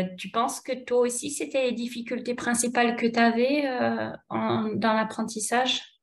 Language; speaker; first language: French; native; French